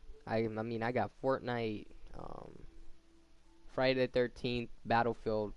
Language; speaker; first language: English; native; English